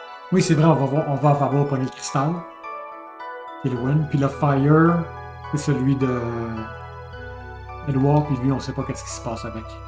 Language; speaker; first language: French; native; French